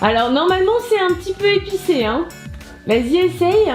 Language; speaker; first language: French; native; French